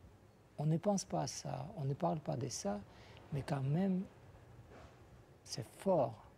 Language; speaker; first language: French; non-native, fluent; Russian